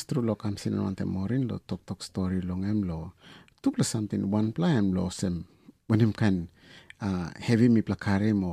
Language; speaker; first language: English; non-native, fluent; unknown